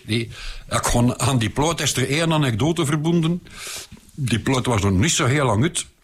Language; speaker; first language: Dutch; native; Dutch